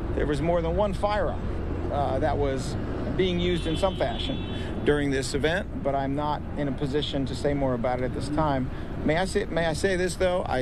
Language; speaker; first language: English; native; English